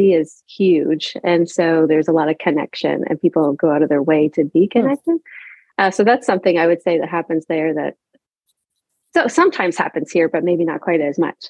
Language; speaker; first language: English; native; English